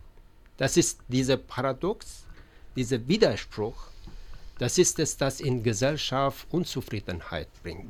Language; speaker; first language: German; non-native, learner; Persian